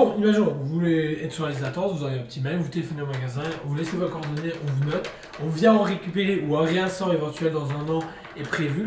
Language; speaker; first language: French; native; French